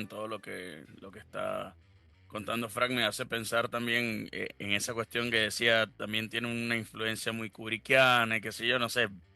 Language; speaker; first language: Spanish; native; Spanish